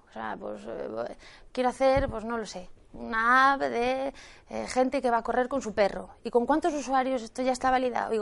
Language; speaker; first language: Spanish; native; Spanish